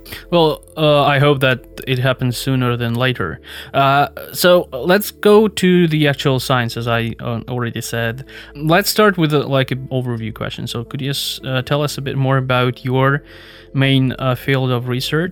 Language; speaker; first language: English; non-native, fluent; Russian